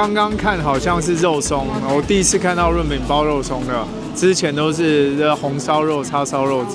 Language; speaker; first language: Chinese; native; Chinese